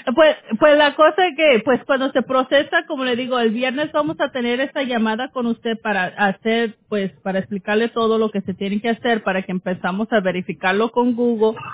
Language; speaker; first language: Spanish; early bilingual, heritage; Spanish